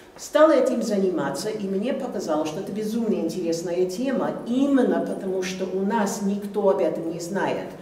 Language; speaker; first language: Russian; non-native, fluent; English